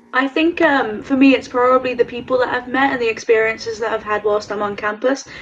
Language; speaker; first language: English; native; English